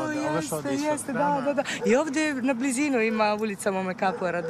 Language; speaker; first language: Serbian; non-native, fluent; Italian